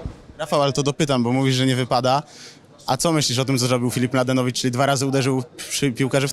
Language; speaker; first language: Polish; native; Polish